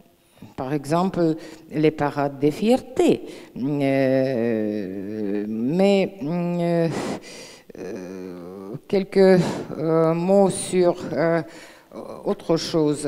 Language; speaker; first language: French; non-native, fluent; Russian